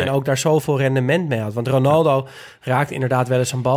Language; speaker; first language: Dutch; native; Dutch